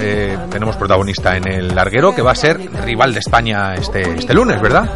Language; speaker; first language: Spanish; native; Spanish